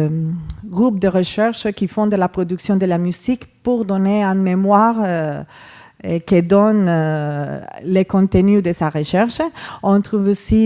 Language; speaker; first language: French; non-native, fluent; Spanish